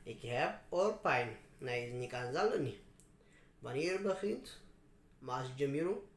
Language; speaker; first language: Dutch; non-native, learner; Tigrinya